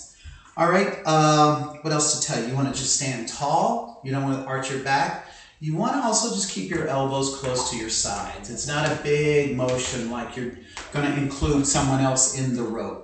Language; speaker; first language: English; native; English